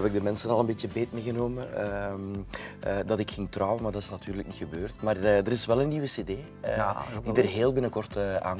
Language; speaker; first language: Dutch; native; Dutch